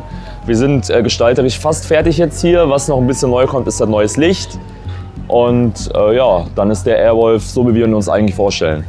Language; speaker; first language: German; native; German